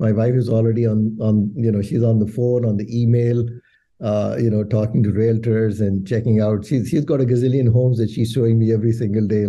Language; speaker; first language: English; non-native, local second language; Urdu